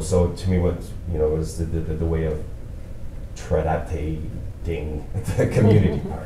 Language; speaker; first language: English; non-native, local second language; French